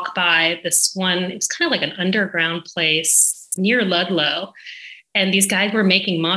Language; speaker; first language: English; native; English